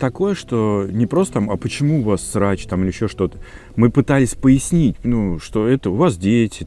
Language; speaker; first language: Russian; native; Russian